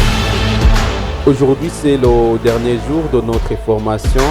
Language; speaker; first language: French; non-native, local second language; Rundi